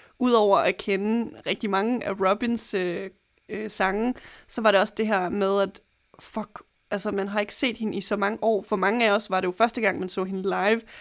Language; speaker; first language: Danish; native; Danish